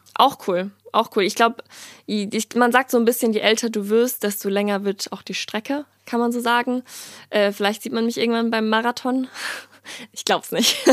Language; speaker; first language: German; native; German